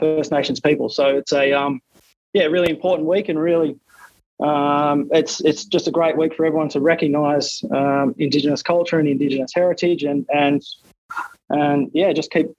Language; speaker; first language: English; native; English